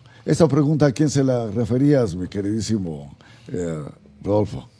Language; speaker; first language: Spanish; native; Spanish